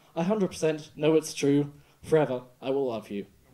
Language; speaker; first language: English; native; English